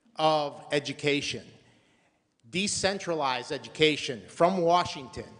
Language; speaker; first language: English; native; English